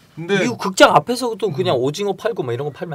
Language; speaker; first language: Korean; native; Korean